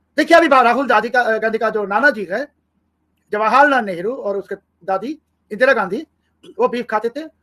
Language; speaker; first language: Hindi; non-native, fluent; Bangla